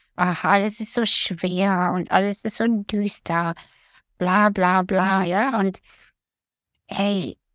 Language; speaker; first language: German; early bilingual, other home language; Russian